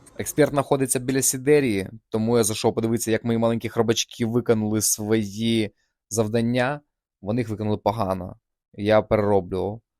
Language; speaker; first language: Ukrainian; non-native, local second language; Russian